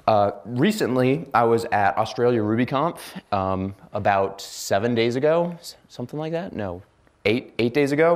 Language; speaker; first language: English; native; English